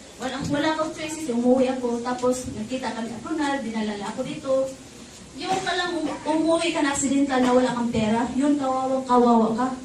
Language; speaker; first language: Filipino; non-native, local second language; Cebuano